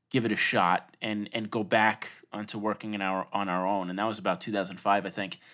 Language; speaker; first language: English; native; English